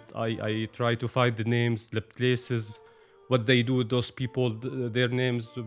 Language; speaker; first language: English; non-native, fluent; Arabic